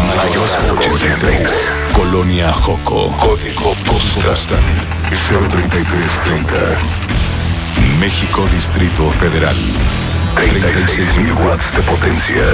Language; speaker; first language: Spanish; native; Spanish